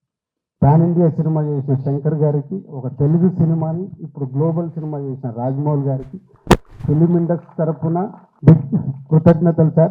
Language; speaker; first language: Telugu; native; Telugu